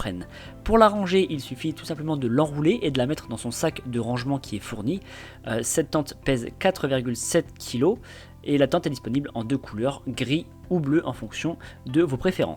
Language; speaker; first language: French; native; French